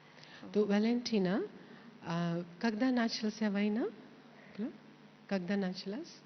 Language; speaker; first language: Russian; non-native, learner; Hindi